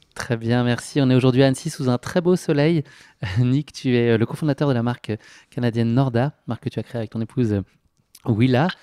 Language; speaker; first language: French; native; French